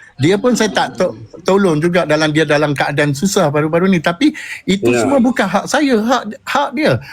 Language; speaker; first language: Malay; native; Malay